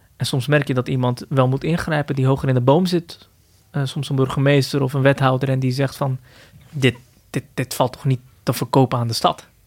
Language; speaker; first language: Dutch; early bilingual, other home language; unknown